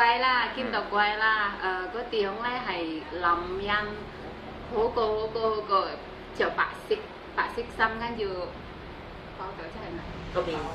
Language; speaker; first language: Chinese; non-native, learner; Indonesian